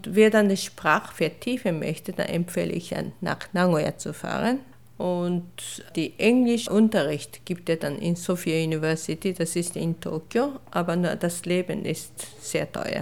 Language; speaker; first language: German; non-native, fluent; Japanese